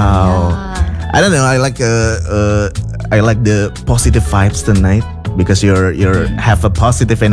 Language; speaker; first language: English; non-native, fluent; Indonesian